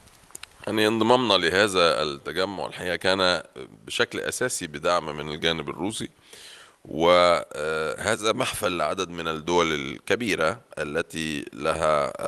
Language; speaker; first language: Arabic; native; Arabic